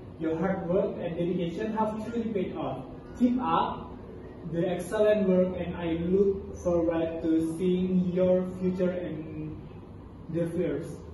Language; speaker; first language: English; non-native, learner; Indonesian